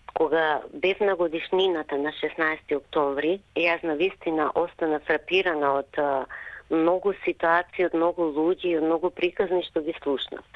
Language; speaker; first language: Macedonian; native; Macedonian